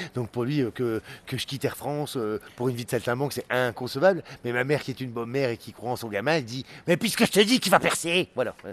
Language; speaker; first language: French; native; French